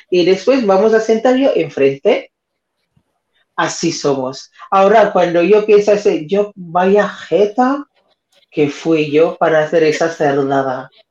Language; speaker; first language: Spanish; non-native, fluent; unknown